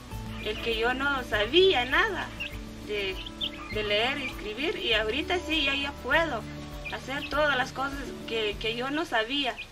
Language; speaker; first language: Spanish; non-native, local second language; Kʼicheʼ